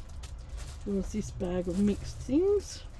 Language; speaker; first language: English; native; English